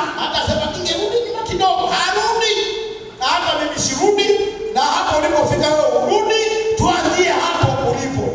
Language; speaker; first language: Swahili; native; Swahili